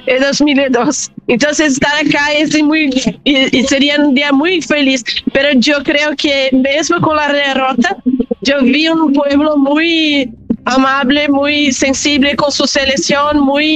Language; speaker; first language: Spanish; non-native, fluent; Portuguese